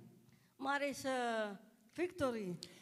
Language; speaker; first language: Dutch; non-native, local second language; Papiamento